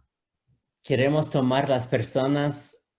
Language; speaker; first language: Spanish; non-native, fluent; English